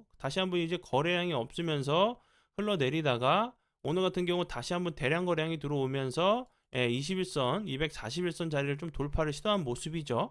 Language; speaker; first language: Korean; native; Korean